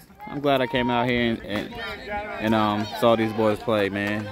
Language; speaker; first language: English; native; English